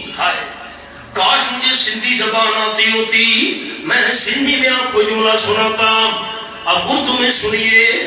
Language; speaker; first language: Urdu; non-native, local second language; Pashto